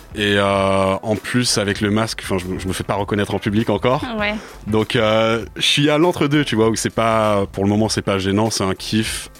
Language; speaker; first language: French; early bilingual, other home language; English